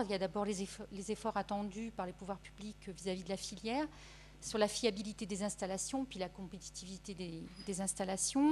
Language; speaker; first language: French; native; French